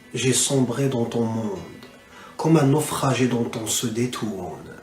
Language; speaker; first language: French; non-native, local second language; Arabic